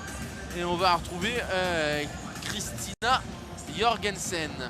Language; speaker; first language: French; native; French